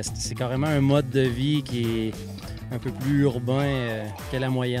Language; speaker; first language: French; native; French